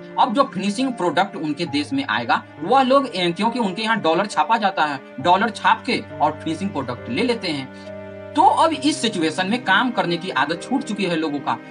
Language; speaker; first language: Hindi; native; Hindi